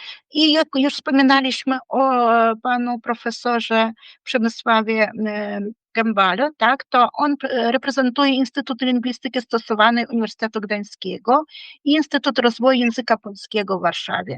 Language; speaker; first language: Polish; non-native, fluent; Ukrainian